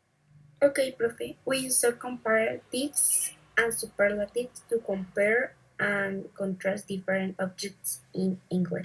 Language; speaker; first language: English; non-native, learner; Spanish